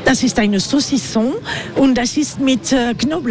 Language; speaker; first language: German; non-native, learner; French